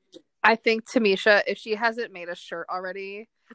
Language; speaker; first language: English; native; English